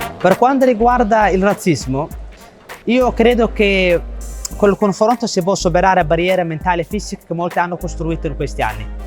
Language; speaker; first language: Italian; non-native, fluent; Somali